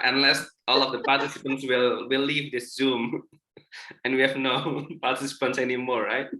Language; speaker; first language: English; non-native, fluent; Indonesian